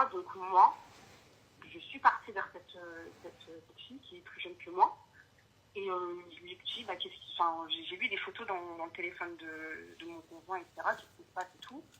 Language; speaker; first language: French; early bilingual, other home language; Arabic